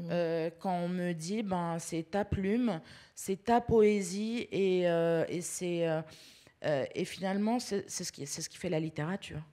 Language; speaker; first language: French; early bilingual, other home language; Arabic